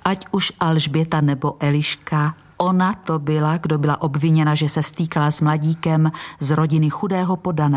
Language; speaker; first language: Czech; native; Czech